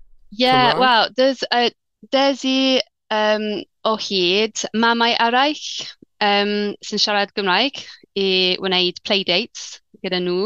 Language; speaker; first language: Welsh; non-native, learner; English